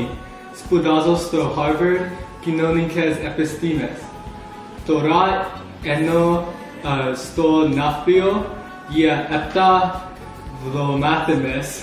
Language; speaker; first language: Greek; non-native, learner; English